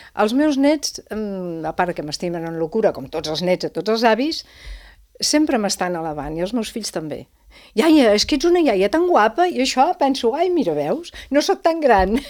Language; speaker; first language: Catalan; non-native, local second language; Spanish